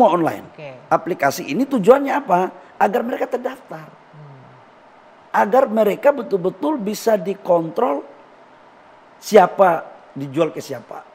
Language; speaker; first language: Indonesian; native; Indonesian